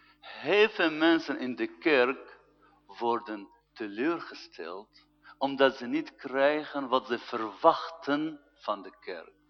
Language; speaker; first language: Dutch; non-native, fluent; Arabic